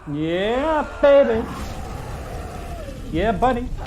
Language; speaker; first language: English; non-native, fluent; Dutch